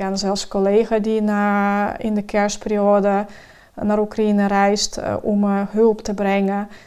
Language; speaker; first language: Dutch; non-native, fluent; Ukrainian